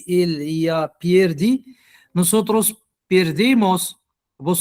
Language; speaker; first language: Spanish; non-native, learner; Arabic